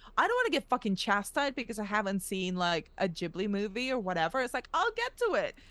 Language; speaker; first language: English; early bilingual, other home language; Russian